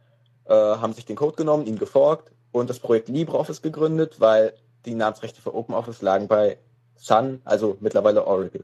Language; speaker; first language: German; native; German